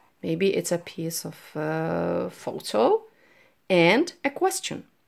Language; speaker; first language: English; non-native, fluent; Czech